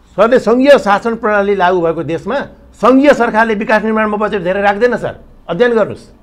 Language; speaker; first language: Nepali; native; Nepali